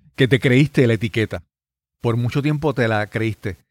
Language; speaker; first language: Spanish; native; Spanish